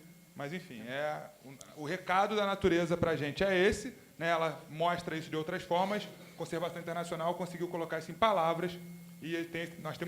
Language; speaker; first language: Portuguese; native; Portuguese